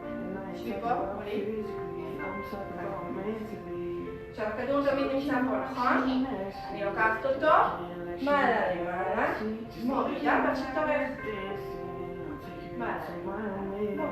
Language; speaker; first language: Hebrew; native; Hebrew